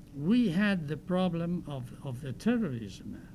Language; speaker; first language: English; non-native, fluent; Spanish